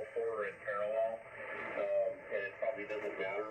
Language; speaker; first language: English; native; English